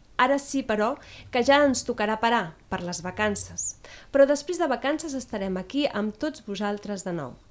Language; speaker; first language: Catalan; native; Catalan